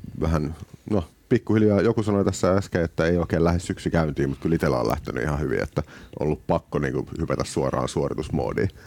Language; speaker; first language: Finnish; native; Finnish